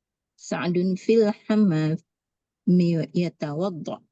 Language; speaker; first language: Arabic; non-native, learner; Malay